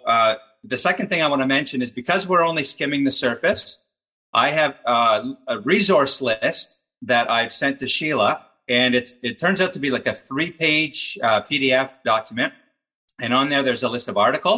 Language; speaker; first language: English; native; English